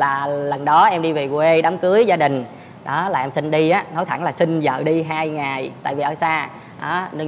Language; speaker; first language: Vietnamese; native; Vietnamese